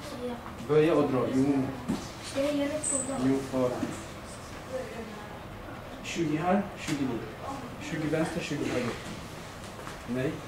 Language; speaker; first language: Swedish; non-native, learner; Russian